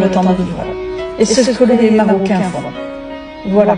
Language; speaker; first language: French; native; French